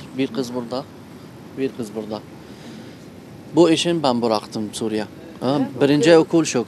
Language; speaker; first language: Turkish; non-native, learner; Arabic